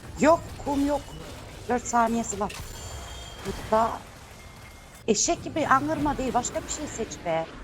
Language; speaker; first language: Turkish; native; Turkish